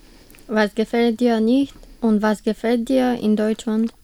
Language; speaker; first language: German; non-native, learner; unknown